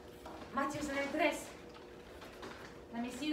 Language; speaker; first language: Spanish; early bilingual, heritage; Spanish